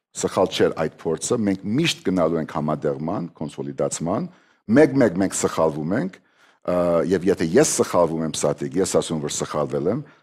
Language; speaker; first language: Armenian; early bilingual, heritage; Armenian